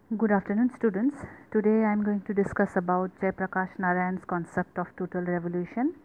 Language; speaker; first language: English; non-native, local second language; Assamese